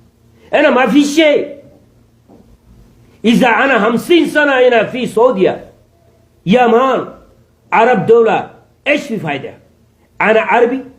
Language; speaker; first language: Arabic; non-native, learner; Rohingya